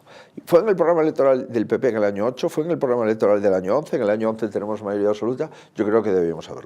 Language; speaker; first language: Spanish; native; Spanish